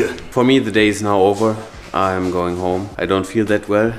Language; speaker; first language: English; non-native, fluent; German